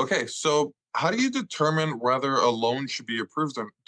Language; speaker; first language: English; native; English